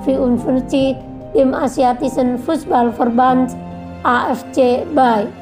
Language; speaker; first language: German; non-native, fluent; Indonesian